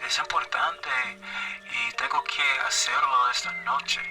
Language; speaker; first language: Spanish; non-native, learner; English